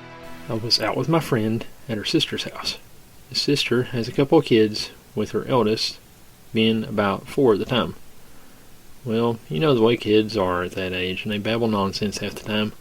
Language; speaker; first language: English; native; English